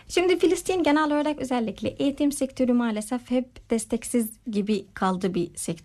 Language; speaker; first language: Turkish; non-native, learner; Arabic